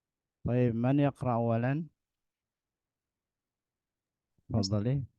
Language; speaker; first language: Arabic; non-native, fluent; Indonesian